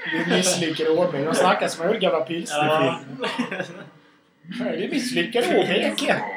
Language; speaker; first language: Swedish; native; Swedish